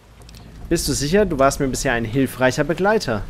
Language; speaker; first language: German; native; German